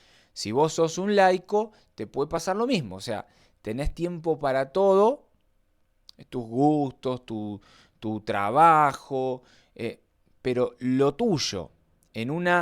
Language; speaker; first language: Spanish; native; Spanish